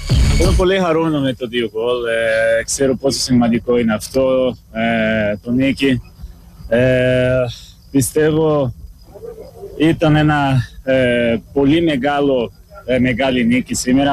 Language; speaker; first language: Greek; non-native, learner; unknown